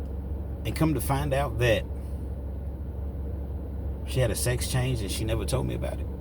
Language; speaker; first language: English; native; English